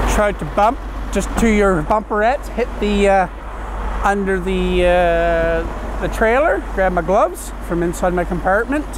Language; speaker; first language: English; native; English